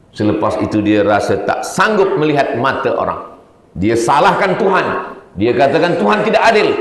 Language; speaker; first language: Malay; native; Malay